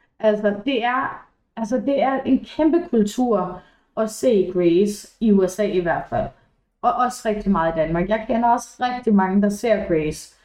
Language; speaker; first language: Danish; early bilingual, other home language; English